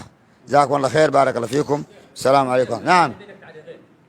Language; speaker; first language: Arabic; native; Arabic